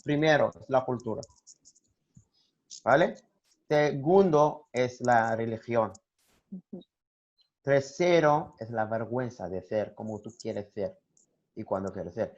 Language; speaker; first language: Spanish; non-native, learner; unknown